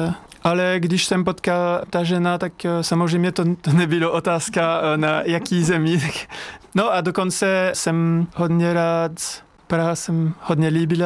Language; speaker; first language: Czech; non-native, learner; French